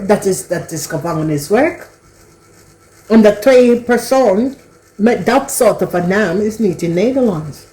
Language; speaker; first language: Dutch; non-native, learner; English